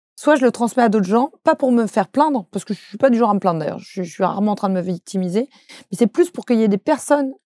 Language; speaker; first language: French; native; French